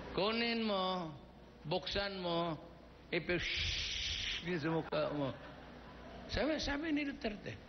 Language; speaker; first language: Filipino; non-native, local second language; Cebuano